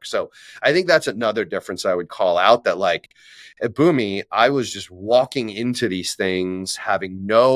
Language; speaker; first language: English; native; English